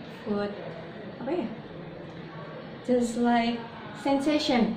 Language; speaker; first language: English; non-native, learner; Indonesian